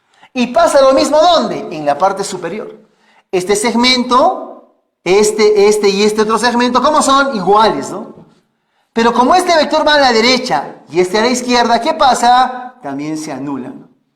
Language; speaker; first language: Spanish; native; Spanish